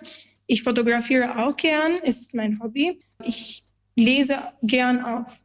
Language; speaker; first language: German; non-native, learner; Albanian